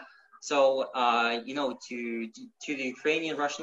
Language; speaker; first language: English; non-native, fluent; Ukrainian